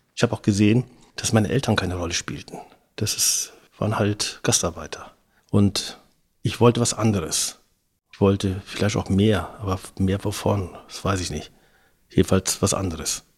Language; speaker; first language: German; native; German